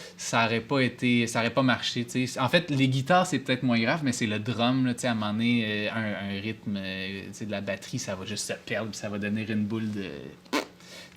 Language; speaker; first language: French; native; French